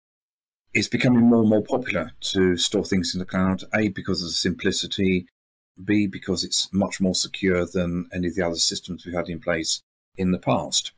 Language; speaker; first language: English; native; English